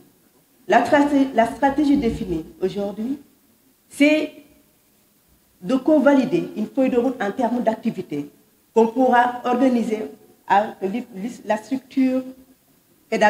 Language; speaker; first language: French; non-native, local second language; Wolof